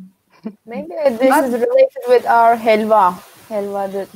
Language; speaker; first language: English; non-native, fluent; Turkish